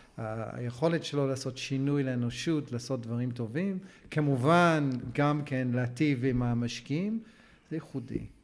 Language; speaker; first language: Hebrew; non-native, fluent; English